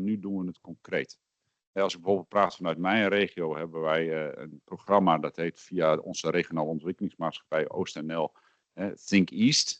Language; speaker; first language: Dutch; native; Dutch